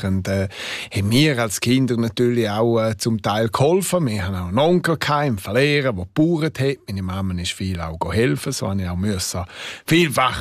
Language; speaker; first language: German; non-native, local second language; Romansh